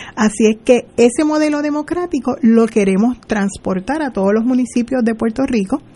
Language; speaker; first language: Spanish; native; Spanish